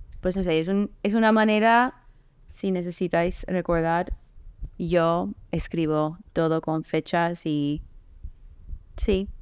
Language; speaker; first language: Spanish; non-native, fluent; English